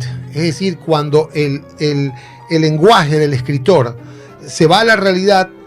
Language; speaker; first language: Spanish; native; Spanish